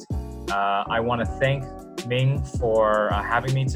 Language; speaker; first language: English; native; English